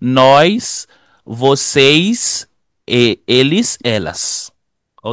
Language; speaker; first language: Portuguese; non-native, fluent; Haitian Creole